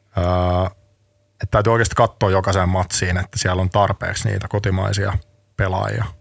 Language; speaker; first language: Finnish; native; Finnish